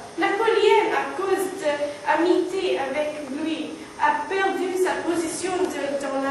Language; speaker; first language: French; non-native, learner; English